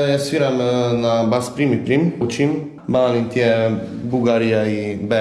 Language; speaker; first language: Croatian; non-native, local second language; Hungarian